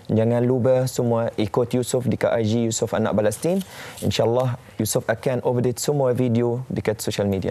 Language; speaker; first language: Indonesian; non-native, fluent; Arabic